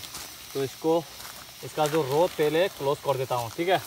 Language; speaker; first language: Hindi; non-native, local second language; Assamese